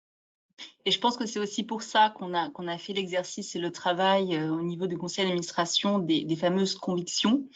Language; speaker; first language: French; native; French